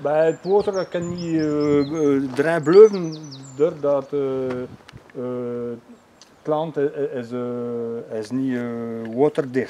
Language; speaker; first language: Dutch; non-native, local second language; French